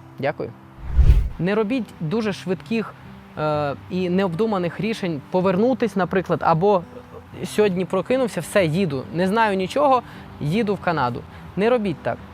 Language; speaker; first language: Ukrainian; non-native, local second language; Russian